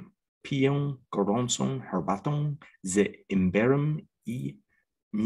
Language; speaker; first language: Polish; non-native, learner; English